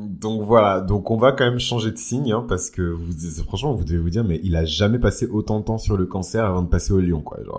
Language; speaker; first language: French; early bilingual, other home language; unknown